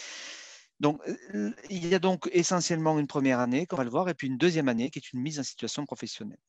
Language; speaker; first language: French; native; French